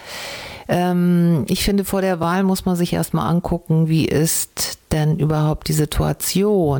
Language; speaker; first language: German; native; German